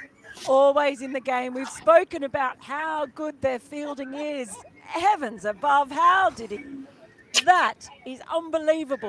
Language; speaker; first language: English; native; English